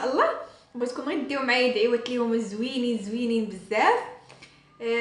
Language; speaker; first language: Arabic; native; Arabic